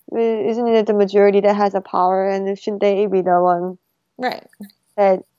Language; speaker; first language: English; early bilingual, other home language; Korean